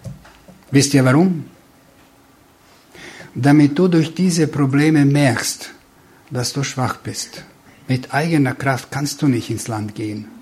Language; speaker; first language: German; non-native, fluent; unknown